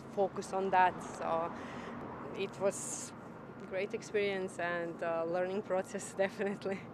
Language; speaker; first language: English; non-native, learner; Croatian